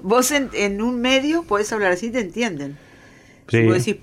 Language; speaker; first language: Spanish; native; Spanish